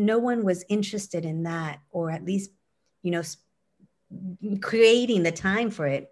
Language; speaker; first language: English; native; English